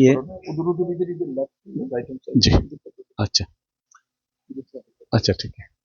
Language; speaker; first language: Hindi; non-native, learner; Bangla